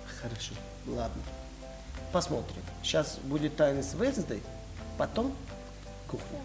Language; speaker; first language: Russian; non-native, fluent; Tajik